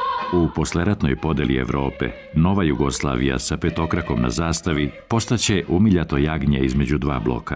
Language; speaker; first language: Bosnian; native; Bosnian